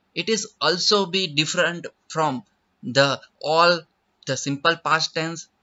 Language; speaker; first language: English; non-native, local second language; Gujarati